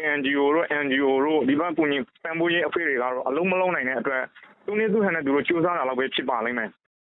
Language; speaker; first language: Burmese; native; Burmese